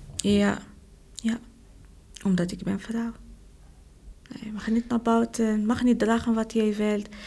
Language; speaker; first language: Dutch; non-native, learner; Arabic